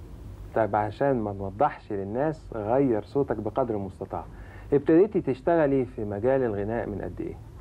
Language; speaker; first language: Arabic; native; Arabic